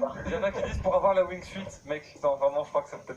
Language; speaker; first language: French; native; French